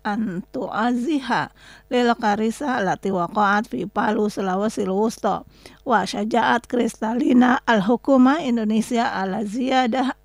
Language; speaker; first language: Arabic; non-native, fluent; Indonesian